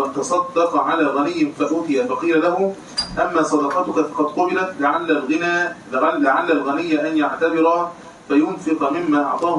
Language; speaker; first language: Arabic; native; Arabic